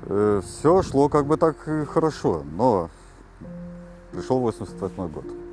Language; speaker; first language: Russian; native; Russian